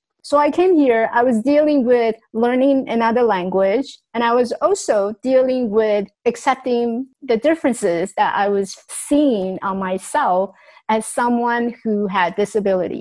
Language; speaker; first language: English; non-native, fluent; Chinese